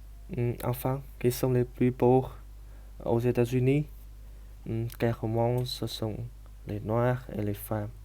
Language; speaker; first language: French; non-native, learner; Vietnamese